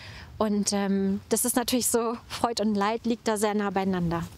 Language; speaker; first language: German; native; German